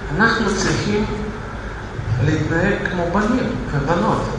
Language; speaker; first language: Hebrew; non-native, fluent; Russian